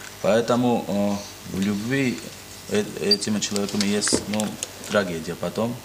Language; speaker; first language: Russian; non-native, learner; Georgian